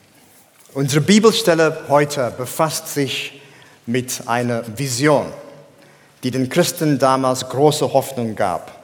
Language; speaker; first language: German; non-native, fluent; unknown